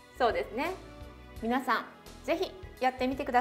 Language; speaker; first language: Japanese; native; Japanese